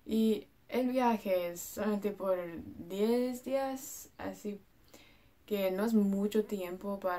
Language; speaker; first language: Spanish; non-native, learner; English